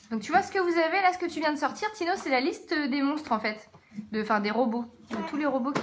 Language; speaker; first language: French; native; French